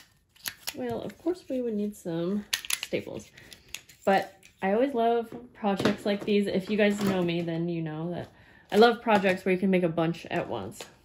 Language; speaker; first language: English; native; English